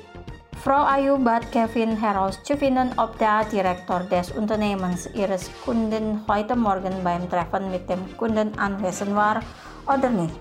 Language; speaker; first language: German; non-native, fluent; Indonesian